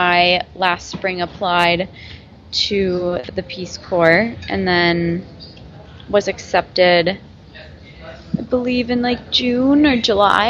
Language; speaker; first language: English; native; English